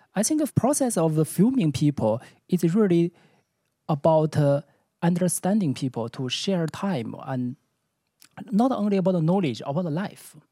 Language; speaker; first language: English; non-native, learner; Chinese